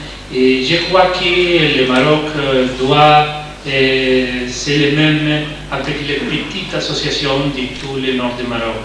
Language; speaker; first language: French; non-native, learner; Spanish